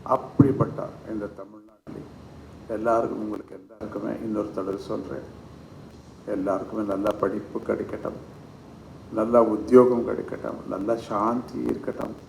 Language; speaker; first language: Tamil; non-native, fluent; Kannada